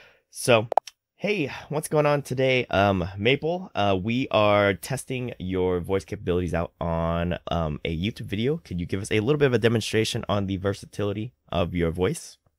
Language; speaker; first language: English; native; English